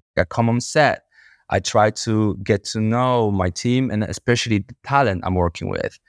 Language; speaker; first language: English; non-native, fluent; Polish